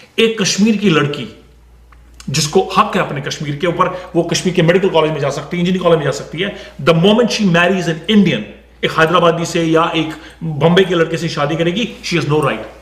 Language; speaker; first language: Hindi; non-native, local second language; Kashmiri